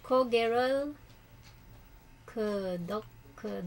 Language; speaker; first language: Korean; non-native, learner; Filipino